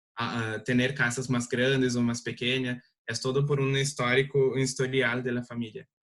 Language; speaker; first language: Spanish; non-native, learner; Portuguese